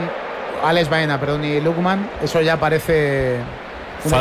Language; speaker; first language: Spanish; native; Spanish